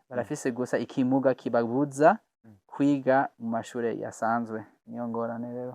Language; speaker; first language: Rundi; non-native, fluent; English